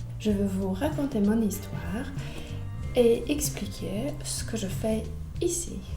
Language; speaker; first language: French; non-native, fluent; Polish